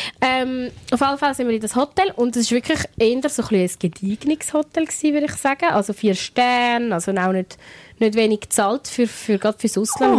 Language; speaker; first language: German; native; German